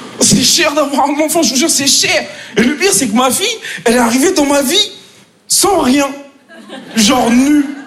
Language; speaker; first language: French; native; French